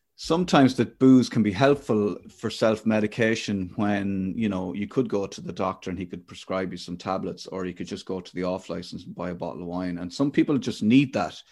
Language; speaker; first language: English; native; English